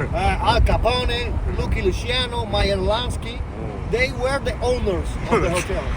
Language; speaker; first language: English; non-native, fluent; Spanish